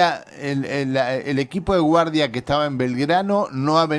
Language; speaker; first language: Spanish; native; Spanish